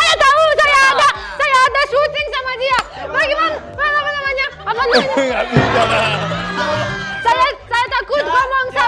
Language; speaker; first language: Indonesian; non-native, learner; Russian